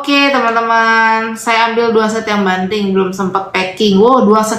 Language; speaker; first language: Indonesian; native; Indonesian